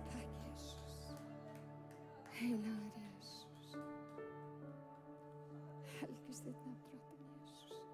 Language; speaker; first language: Icelandic; non-native, fluent; English